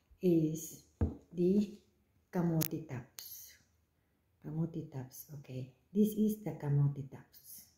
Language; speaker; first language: English; non-native, local second language; Filipino